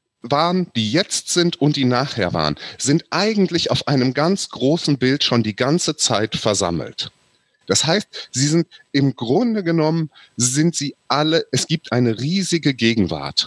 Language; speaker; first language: German; native; German